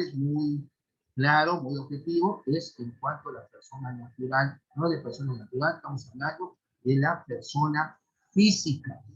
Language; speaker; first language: Spanish; native; Spanish